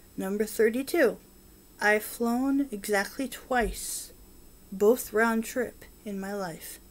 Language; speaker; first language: English; native; English